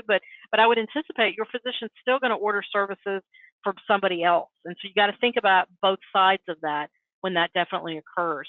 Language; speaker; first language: English; native; English